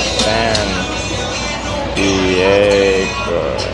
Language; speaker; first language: English; native; English